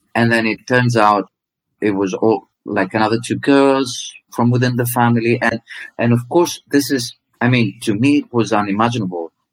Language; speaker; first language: English; non-native, fluent; Greek